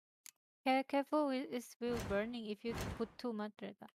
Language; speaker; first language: English; non-native, learner; Indonesian